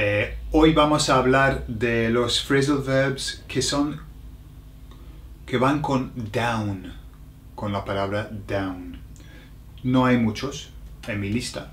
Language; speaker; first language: Spanish; non-native, fluent; English